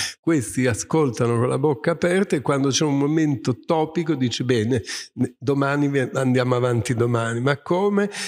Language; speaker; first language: Italian; native; Italian